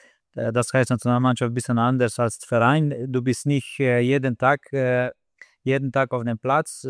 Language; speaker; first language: German; non-native, fluent; Slovenian